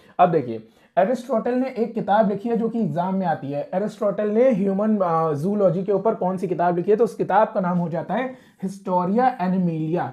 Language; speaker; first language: Hindi; non-native, local second language; Punjabi